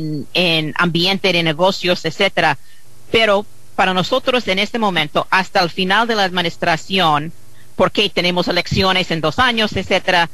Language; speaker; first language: Spanish; non-native, fluent; English